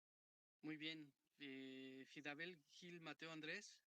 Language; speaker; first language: Spanish; native; Spanish